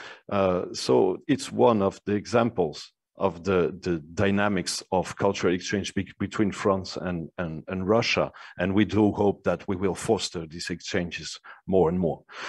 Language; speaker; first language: English; non-native, fluent; French